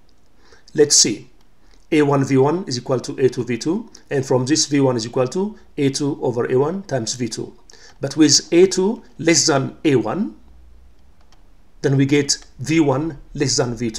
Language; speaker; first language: English; non-native, local second language; Amharic